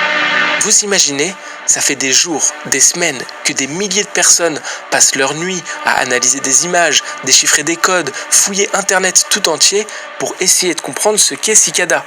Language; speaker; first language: French; native; French